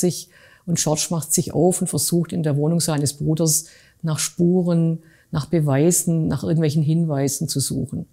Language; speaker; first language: German; native; German